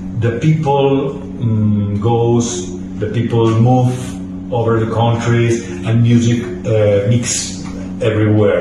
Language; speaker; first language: English; non-native, learner; Spanish